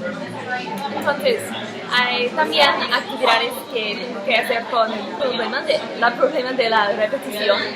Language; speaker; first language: Spanish; non-native, learner; English